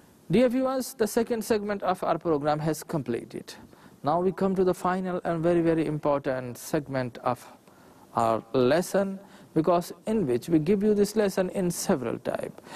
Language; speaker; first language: English; non-native, local second language; Urdu